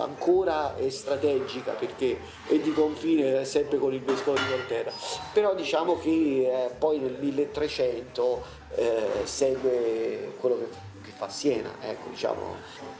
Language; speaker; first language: Italian; native; Italian